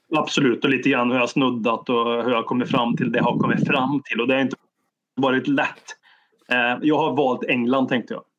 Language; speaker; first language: Swedish; native; Swedish